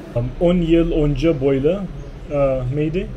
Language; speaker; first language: Turkish; non-native, learner; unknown